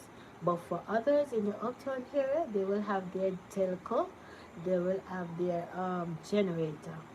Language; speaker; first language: English; non-native, local second language; Jamaican Creole English